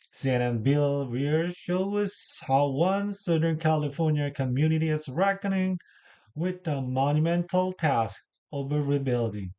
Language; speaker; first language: English; non-native, learner; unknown